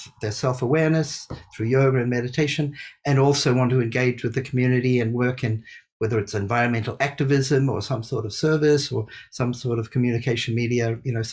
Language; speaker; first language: English; native; English